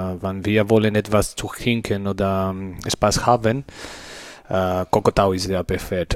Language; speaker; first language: German; non-native, learner; Spanish